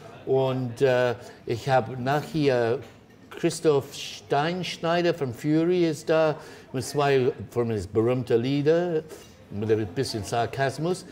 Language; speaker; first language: German; non-native, learner; English